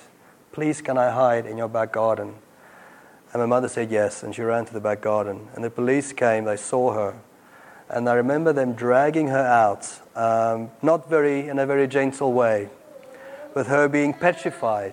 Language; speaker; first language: English; non-native, local second language; Afrikaans